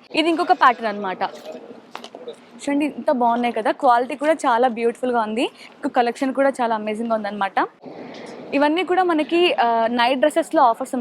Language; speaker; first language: Telugu; native; Telugu